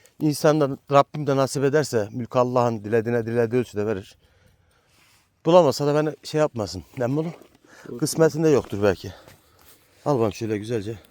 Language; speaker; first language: Turkish; native; Turkish